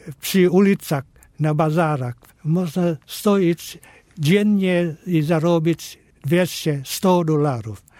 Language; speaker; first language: Polish; non-native, fluent; Vietnamese